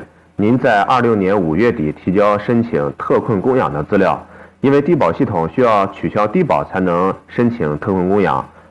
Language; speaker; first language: Chinese; native; Chinese